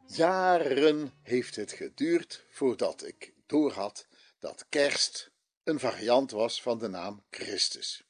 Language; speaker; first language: Dutch; native; Dutch